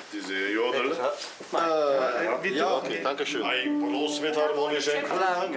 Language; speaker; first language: German; non-native, learner; Korean